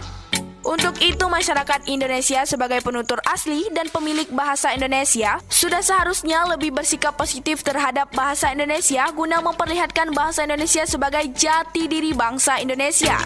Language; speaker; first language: Indonesian; native; Indonesian